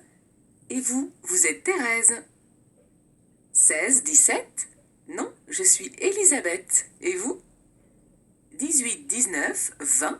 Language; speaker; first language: French; native; French